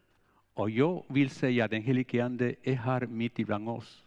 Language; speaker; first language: Swedish; non-native, fluent; Spanish